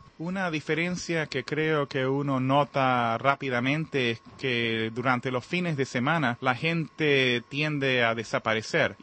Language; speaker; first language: Spanish; native; Spanish